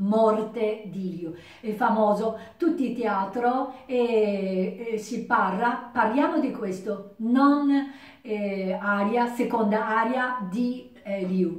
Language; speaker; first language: Italian; non-native, learner; Japanese